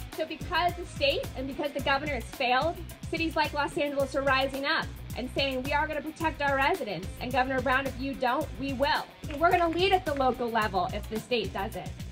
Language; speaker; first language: English; native; English